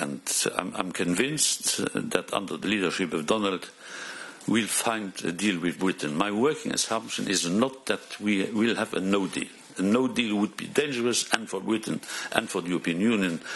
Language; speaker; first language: English; non-native, fluent; Luxembourgish